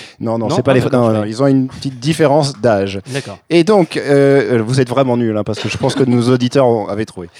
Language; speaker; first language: French; native; French